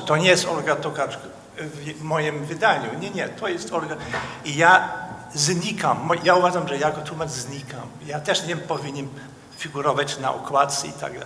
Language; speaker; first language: Polish; non-native, fluent; Dutch